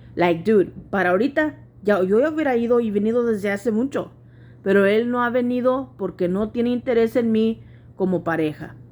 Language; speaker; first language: Spanish; early bilingual, heritage; Spanish